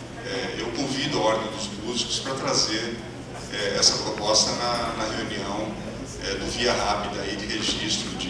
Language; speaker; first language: Portuguese; native; Portuguese